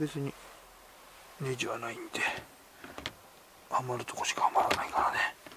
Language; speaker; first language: Japanese; native; Japanese